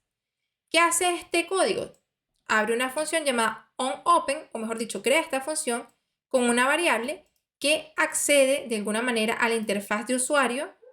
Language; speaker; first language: Spanish; native; Spanish